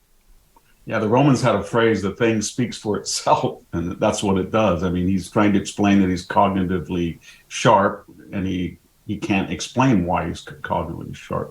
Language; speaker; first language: English; native; English